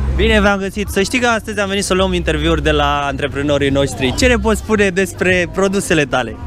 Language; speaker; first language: Romanian; native; Romanian